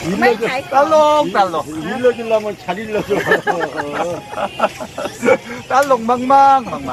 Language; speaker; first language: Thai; non-native, learner; Korean